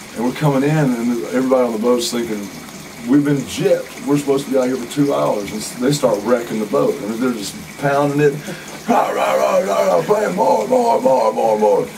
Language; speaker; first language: English; native; English